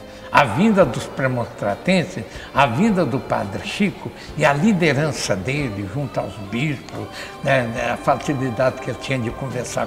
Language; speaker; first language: Portuguese; native; Portuguese